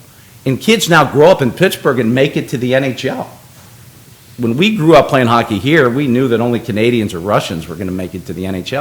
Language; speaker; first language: English; native; English